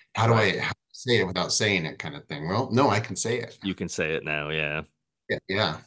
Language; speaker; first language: English; native; English